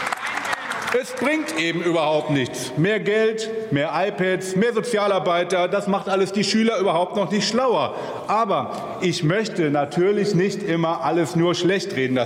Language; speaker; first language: German; native; German